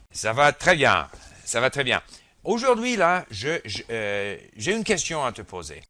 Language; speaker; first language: French; native; French